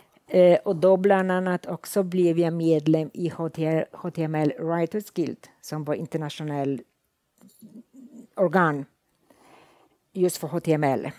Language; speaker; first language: Swedish; non-native, fluent; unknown